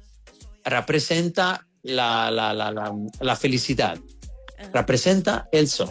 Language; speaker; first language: Spanish; non-native, learner; Italian